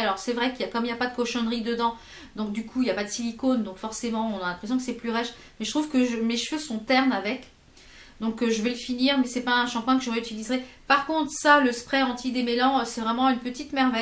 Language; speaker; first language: French; native; French